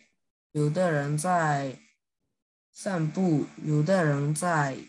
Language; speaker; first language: Chinese; non-native, learner; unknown